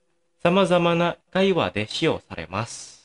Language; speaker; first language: Japanese; non-native, fluent; Indonesian